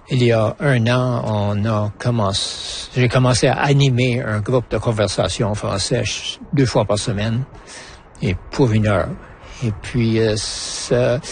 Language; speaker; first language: French; native; French